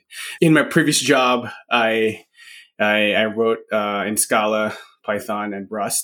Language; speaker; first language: English; non-native, local second language; Filipino